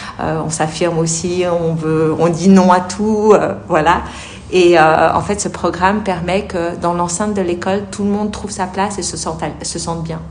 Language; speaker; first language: French; native; French